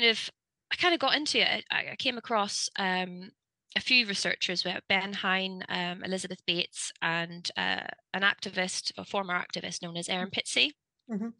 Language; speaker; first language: English; native; English